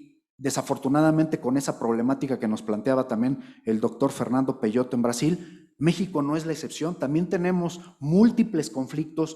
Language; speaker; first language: Spanish; native; Spanish